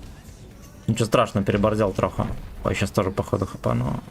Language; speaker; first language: Russian; native; Russian